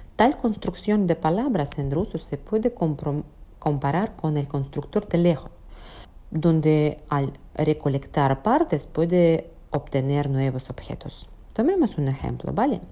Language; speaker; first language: Spanish; non-native, fluent; Russian